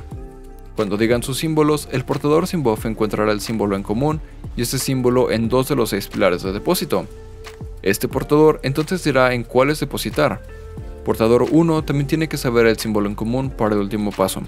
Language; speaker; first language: Spanish; native; Spanish